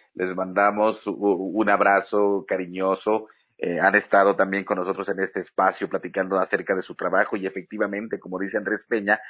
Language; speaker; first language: Spanish; native; Spanish